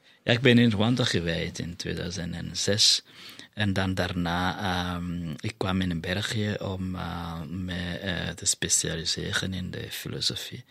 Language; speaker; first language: Dutch; non-native, fluent; Kinyarwanda